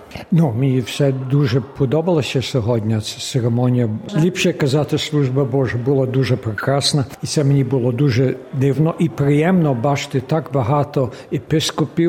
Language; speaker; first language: Ukrainian; early bilingual, heritage; Ukrainian